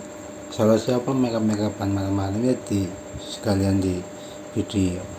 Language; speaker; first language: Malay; non-native, local second language; Javanese